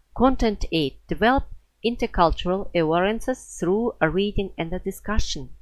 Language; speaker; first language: English; non-native, fluent; Kazakh